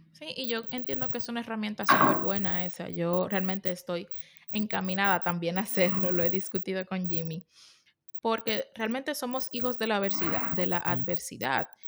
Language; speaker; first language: Spanish; native; Spanish